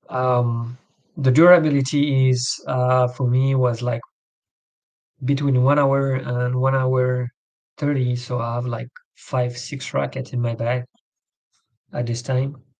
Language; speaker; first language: English; non-native, learner; French